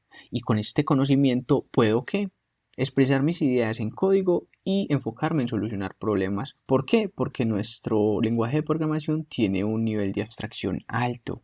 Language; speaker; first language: Spanish; native; Spanish